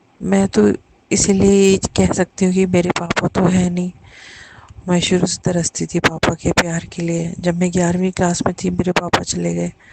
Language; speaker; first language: Hindi; native; Hindi